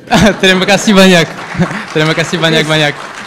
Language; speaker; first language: Indonesian; non-native, learner; Russian